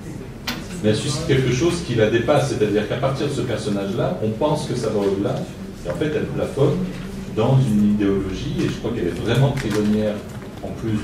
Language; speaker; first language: French; native; French